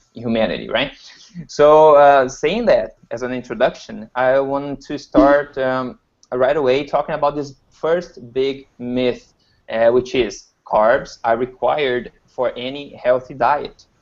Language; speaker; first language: English; non-native, fluent; Portuguese